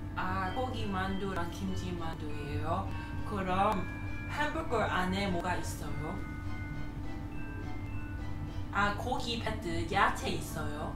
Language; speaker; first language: Korean; non-native, learner; Cantonese